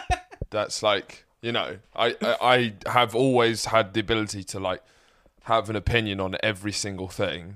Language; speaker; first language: English; native; English